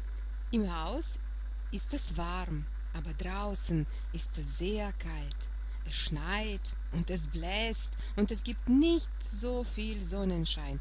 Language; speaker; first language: German; non-native, fluent; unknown